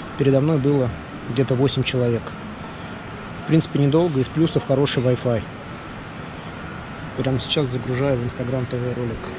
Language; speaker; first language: Russian; native; Russian